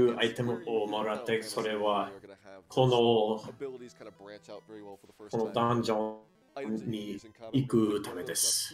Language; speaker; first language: Japanese; non-native, learner; English